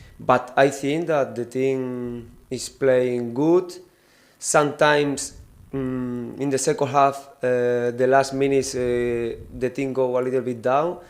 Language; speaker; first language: English; non-native, learner; Spanish